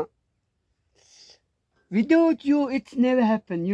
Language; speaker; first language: English; non-native, learner; Mongolian